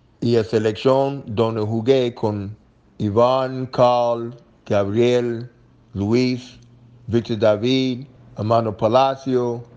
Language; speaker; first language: Spanish; non-native, learner; English